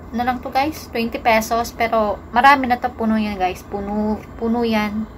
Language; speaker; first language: Filipino; non-native, local second language; Bikol